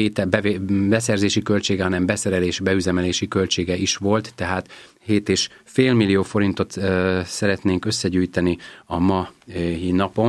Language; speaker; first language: Hungarian; native; Hungarian